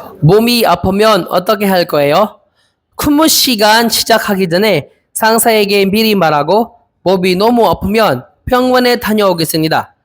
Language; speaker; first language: Korean; non-native, learner; Filipino